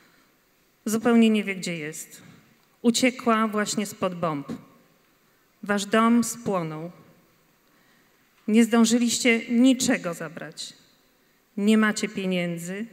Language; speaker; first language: Polish; native; Polish